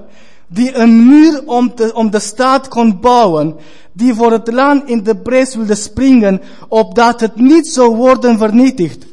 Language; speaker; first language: Dutch; non-native, fluent; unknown